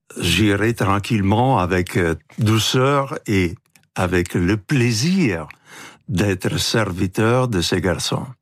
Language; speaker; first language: French; non-native, fluent; Italian